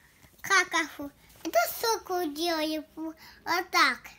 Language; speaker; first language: Russian; early bilingual, heritage; Russian